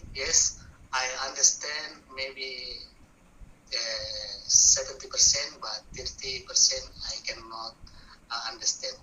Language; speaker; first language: English; non-native, learner; Buginese